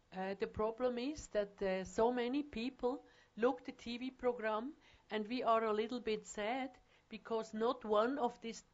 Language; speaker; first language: English; non-native, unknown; German